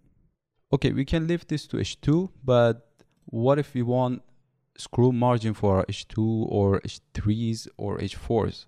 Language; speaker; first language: English; non-native, fluent; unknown